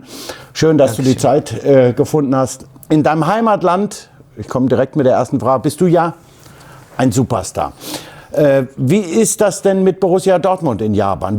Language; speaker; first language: German; native; German